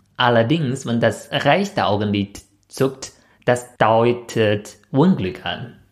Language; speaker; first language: German; non-native, fluent; Chinese